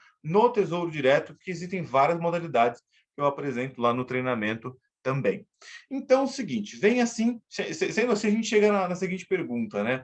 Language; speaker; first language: Portuguese; native; Portuguese